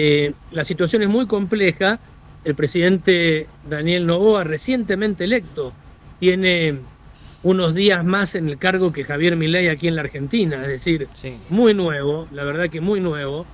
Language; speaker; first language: Spanish; native; Spanish